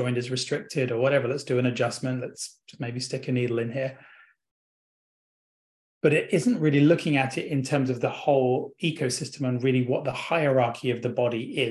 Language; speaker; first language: English; native; English